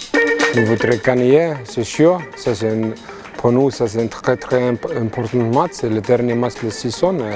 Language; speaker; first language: French; non-native, learner; Icelandic